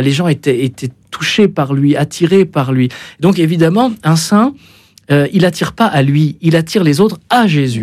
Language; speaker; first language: French; native; French